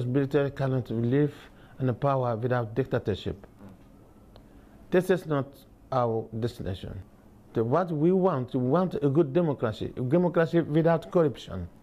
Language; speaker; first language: English; non-native, learner; Bambara